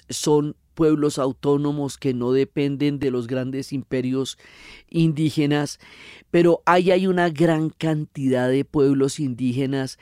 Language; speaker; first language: Spanish; native; Spanish